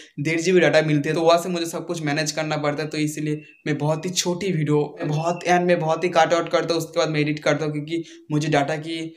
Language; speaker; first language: Hindi; non-native, local second language; Bangla